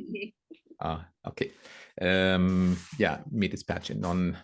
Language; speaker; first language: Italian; non-native, learner; German